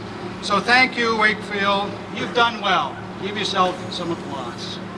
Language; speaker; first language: English; native; English